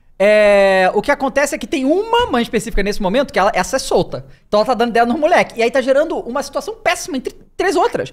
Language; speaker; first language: Portuguese; native; Portuguese